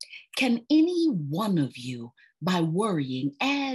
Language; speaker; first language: English; native; English